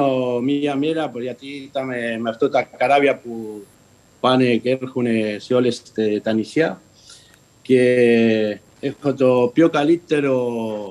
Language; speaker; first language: Greek; early bilingual, heritage; Spanish